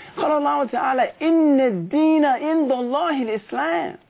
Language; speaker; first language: Arabic; non-native, learner; English